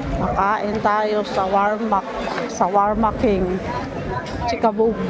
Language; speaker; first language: Filipino; non-native, local second language; Cebuano